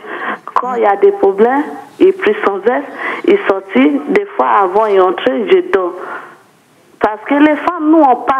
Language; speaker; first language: French; non-native, learner; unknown